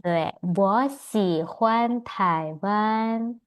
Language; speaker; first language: Chinese; non-native, fluent; Indonesian